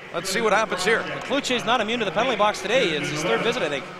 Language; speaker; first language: English; native; English